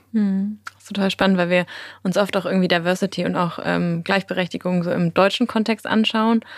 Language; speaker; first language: German; native; German